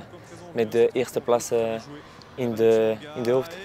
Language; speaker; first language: Dutch; non-native, local second language; Spanish